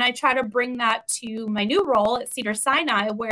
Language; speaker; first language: English; native; English